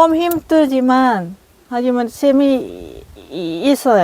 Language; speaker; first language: Korean; non-native, learner; Lao